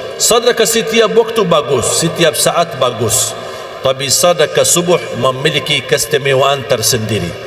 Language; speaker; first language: Malay; non-native, fluent; Arabic